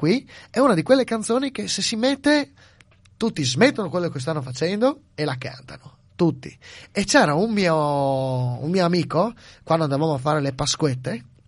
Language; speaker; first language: Italian; native; Italian